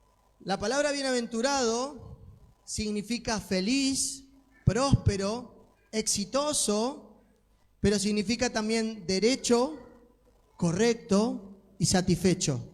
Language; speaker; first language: Spanish; native; Spanish